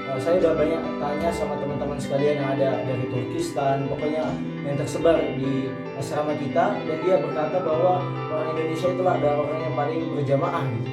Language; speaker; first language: Indonesian; native; Indonesian